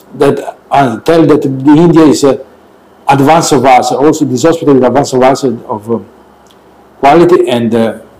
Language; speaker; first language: English; non-native, learner; Italian